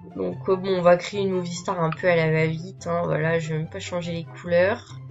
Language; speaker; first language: French; early bilingual, other home language; Portuguese